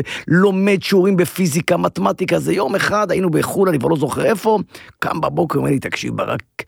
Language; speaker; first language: Hebrew; native; Hebrew